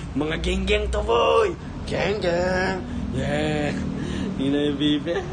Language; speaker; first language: Filipino; non-native, local second language; Pampanga